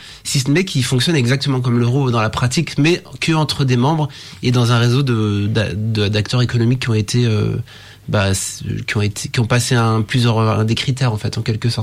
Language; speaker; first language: French; native; French